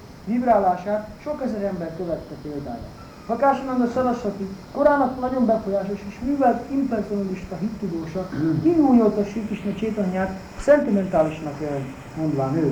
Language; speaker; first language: Hungarian; native; Hungarian